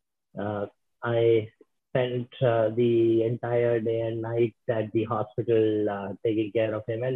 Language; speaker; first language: English; non-native, local second language; Hindi